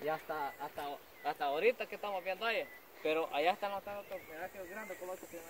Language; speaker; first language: Spanish; native; Spanish